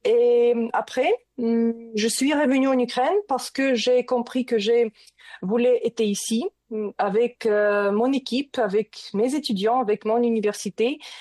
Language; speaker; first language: French; non-native, learner; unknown